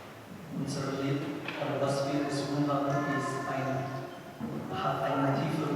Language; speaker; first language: German; non-native, learner; Indonesian